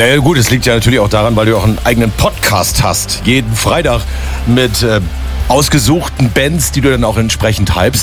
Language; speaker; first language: German; native; German